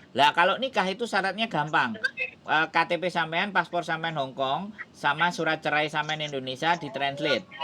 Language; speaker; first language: Indonesian; non-native, local second language; Javanese